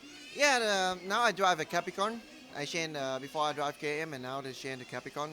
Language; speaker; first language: English; non-native, learner; Thai